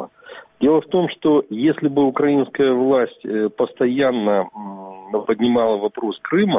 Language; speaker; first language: Russian; native; Russian